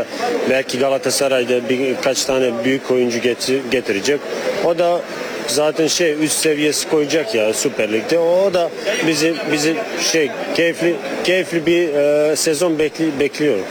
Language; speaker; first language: Turkish; non-native, learner; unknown